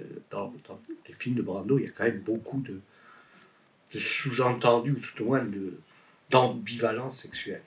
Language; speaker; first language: French; native; French